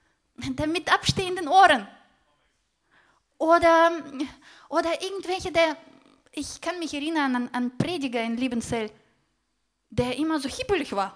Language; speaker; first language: German; non-native, fluent; Russian